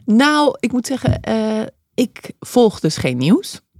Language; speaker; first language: Dutch; early bilingual, other home language; English